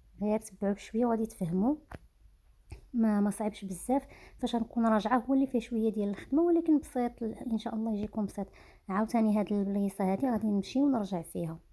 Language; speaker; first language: Arabic; native; Arabic